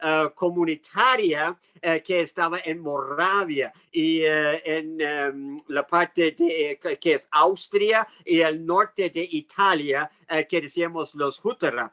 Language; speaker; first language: Spanish; non-native, fluent; English